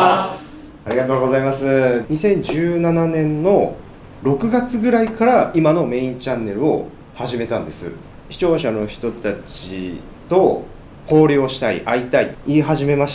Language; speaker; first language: Japanese; native; Japanese